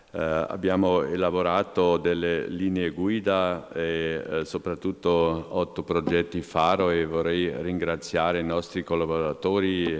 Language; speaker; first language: Italian; non-native, local second language; German